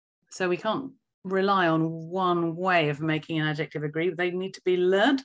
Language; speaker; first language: English; native; English